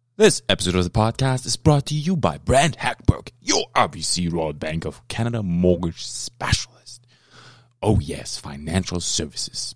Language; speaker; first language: English; non-native, fluent; German